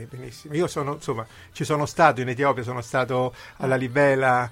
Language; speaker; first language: Italian; native; Italian